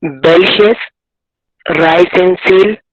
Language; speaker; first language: German; non-native, learner; Spanish